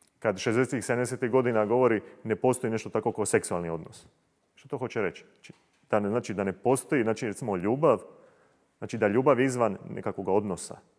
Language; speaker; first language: Croatian; native; Croatian